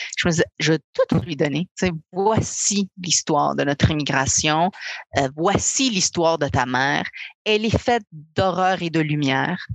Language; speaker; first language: French; early bilingual, other home language; Spanish